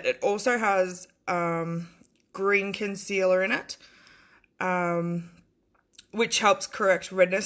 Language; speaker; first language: English; native; English